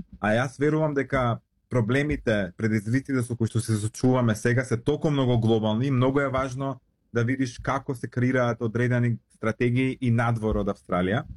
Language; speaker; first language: Macedonian; native; Macedonian